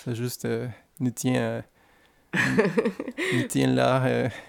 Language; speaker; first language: French; non-native, fluent; Spanish